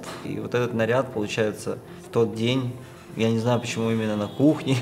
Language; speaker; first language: Russian; native; Russian